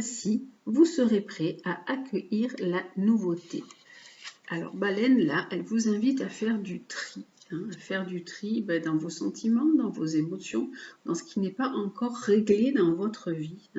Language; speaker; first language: French; native; French